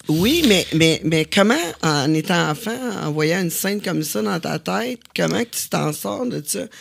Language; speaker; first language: French; native; French